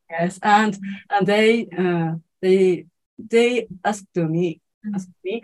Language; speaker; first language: English; non-native, learner; Japanese